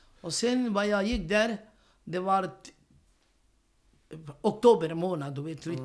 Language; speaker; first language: Swedish; non-native, learner; Romany